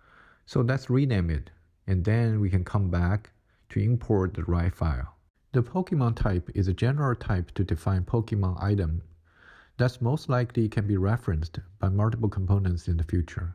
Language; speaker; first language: English; non-native, fluent; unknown